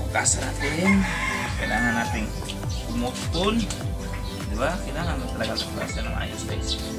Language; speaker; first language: Filipino; non-native, local second language; Cebuano